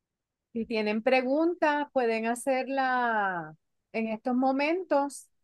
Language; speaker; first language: Spanish; native; Spanish